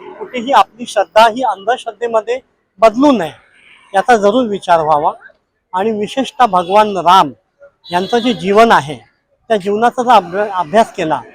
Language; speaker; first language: Marathi; non-native, local second language; Gujarati